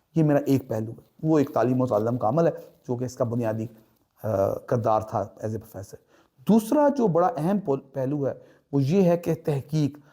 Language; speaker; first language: Urdu; native; Urdu